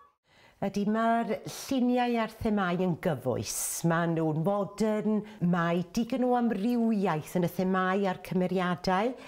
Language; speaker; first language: Welsh; native; Welsh